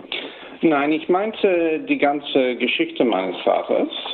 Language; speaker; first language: German; early bilingual, heritage; German